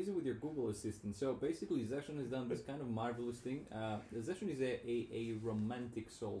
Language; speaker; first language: English; non-native, fluent; Greek